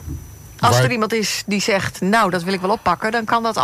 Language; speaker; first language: Dutch; native; Dutch